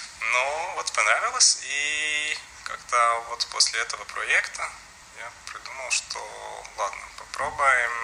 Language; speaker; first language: Russian; non-native, local second language; Latvian